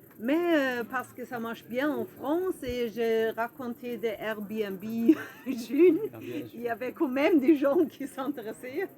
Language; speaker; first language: French; non-native, fluent; German